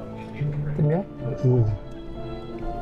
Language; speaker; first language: French; non-native, fluent; Spanish